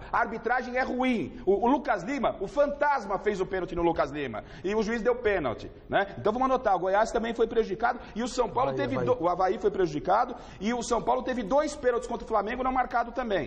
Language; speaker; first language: Portuguese; native; Portuguese